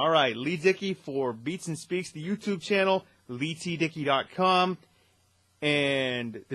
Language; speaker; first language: English; native; English